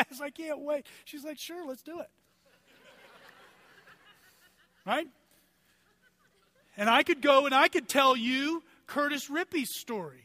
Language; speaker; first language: English; native; English